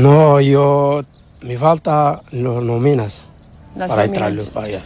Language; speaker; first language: Spanish; non-native, learner; Arabic